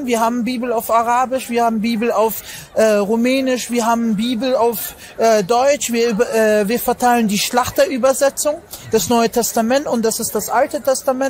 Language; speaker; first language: German; non-native, fluent; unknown